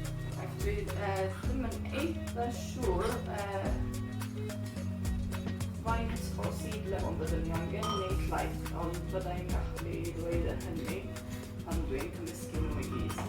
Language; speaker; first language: Welsh; non-native, learner; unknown